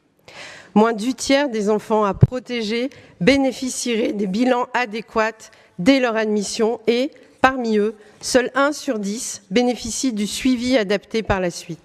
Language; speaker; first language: French; native; French